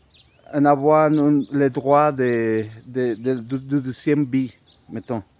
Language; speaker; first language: French; non-native, fluent; Spanish